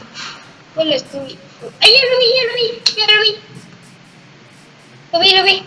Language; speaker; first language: Spanish; native; Spanish